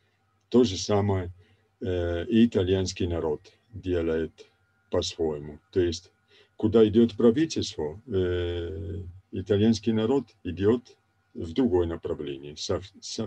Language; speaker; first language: Russian; non-native, fluent; Italian